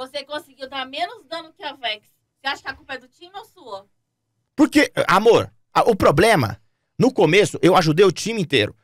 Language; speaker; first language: Portuguese; native; Portuguese